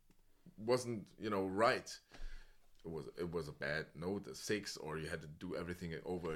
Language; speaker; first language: English; non-native, fluent; German